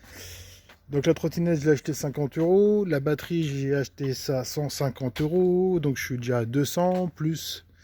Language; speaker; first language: French; native; French